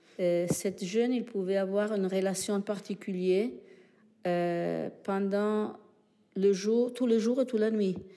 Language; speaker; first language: French; non-native, fluent; Italian